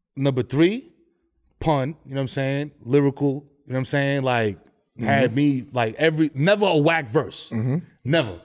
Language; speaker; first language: English; native; English